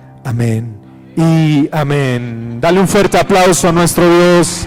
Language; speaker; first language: Spanish; native; Spanish